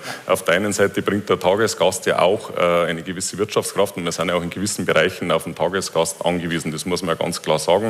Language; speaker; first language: German; native; German